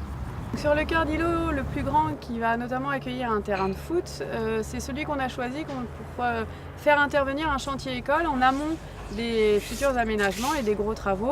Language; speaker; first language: French; native; French